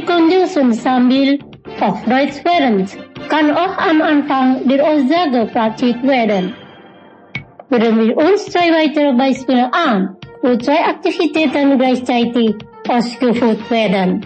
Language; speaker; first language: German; non-native, learner; Indonesian